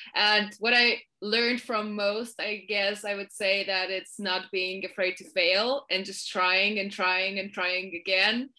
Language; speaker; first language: English; non-native, fluent; Polish